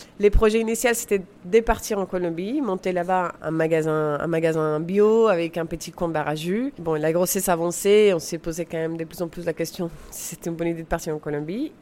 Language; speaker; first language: French; non-native, fluent; Spanish